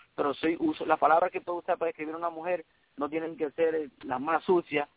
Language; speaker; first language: Spanish; early bilingual, heritage; Spanish